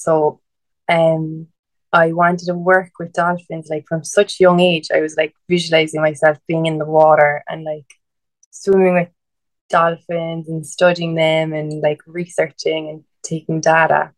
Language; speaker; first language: English; native; English